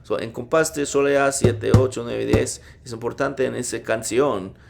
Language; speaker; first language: Spanish; non-native, learner; English